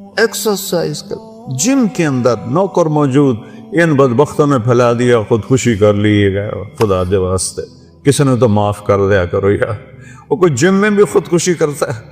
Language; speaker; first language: Urdu; non-native, local second language; Saraiki